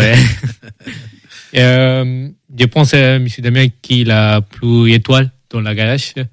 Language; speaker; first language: French; early bilingual, other home language; Malay